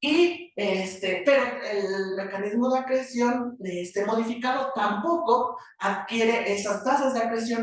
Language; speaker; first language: Spanish; native; Spanish